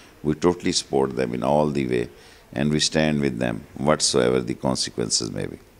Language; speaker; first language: English; non-native, local second language; Punjabi